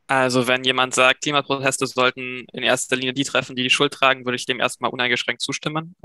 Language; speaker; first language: German; native; German